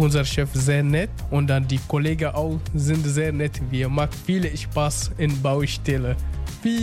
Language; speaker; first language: German; non-native, learner; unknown